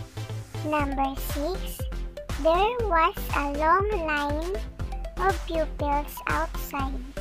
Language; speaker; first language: English; non-native, local second language; Filipino